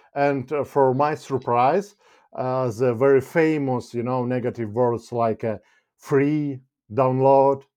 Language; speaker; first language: English; non-native, fluent; Ukrainian